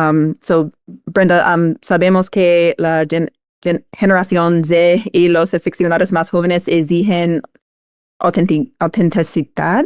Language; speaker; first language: Spanish; non-native, fluent; English